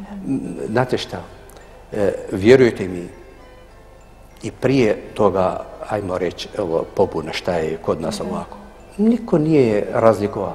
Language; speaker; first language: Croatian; non-native, fluent; Arabic